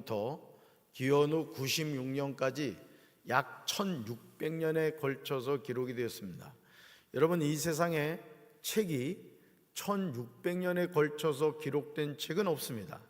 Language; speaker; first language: Korean; native; Korean